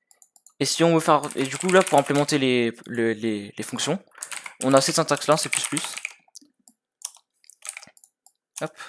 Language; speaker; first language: French; native; French